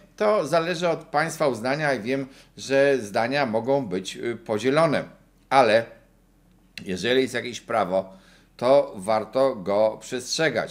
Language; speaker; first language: Polish; native; Polish